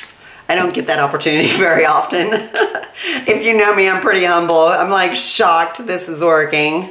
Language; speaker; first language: English; native; English